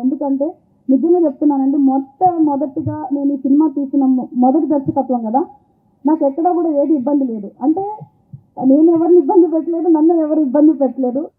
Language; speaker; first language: Telugu; native; Telugu